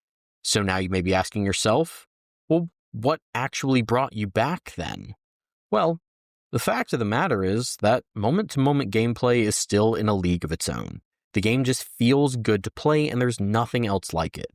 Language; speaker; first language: English; native; English